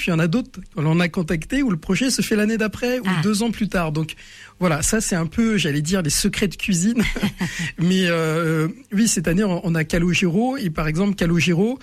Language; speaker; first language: French; native; French